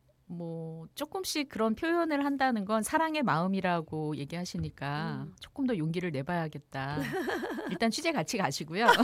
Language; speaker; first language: Korean; native; Korean